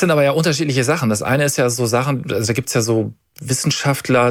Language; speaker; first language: German; native; German